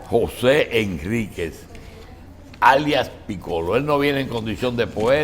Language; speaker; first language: Spanish; native; Spanish